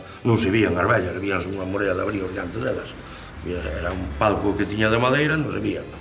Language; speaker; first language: Galician; native; Galician